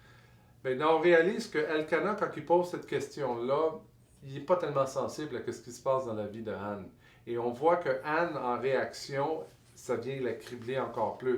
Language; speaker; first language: French; native; French